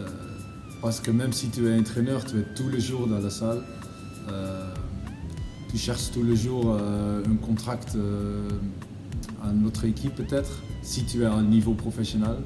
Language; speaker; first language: French; non-native, learner; Dutch